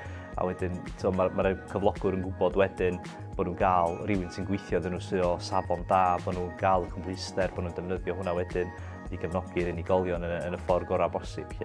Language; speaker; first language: Welsh; native; Welsh